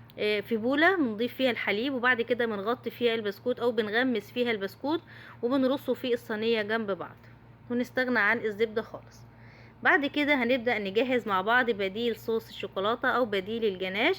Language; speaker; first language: Arabic; native; Arabic